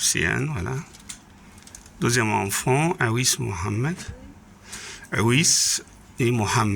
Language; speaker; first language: French; non-native, fluent; Arabic